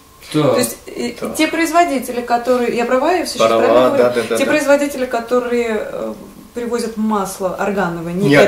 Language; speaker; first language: Russian; native; Russian